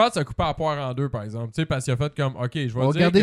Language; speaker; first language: French; native; French